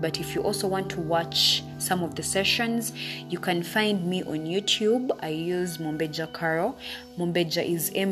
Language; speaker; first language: English; non-native, local second language; Ganda